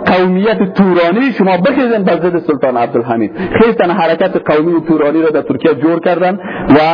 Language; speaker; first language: Persian; native; Persian